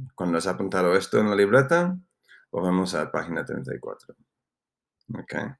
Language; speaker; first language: Spanish; non-native, fluent; English